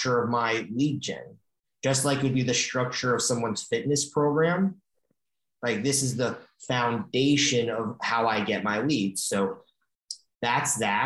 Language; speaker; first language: English; native; English